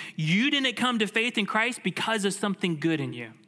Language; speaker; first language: English; native; English